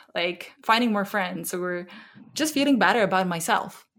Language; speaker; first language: English; non-native, fluent; Czech